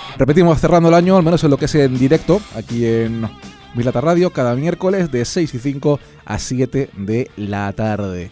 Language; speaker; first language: Spanish; native; Spanish